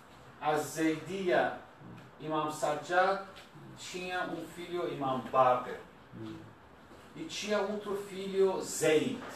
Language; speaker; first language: Portuguese; non-native, learner; Persian